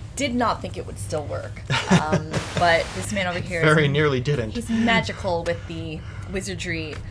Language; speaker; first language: English; native; English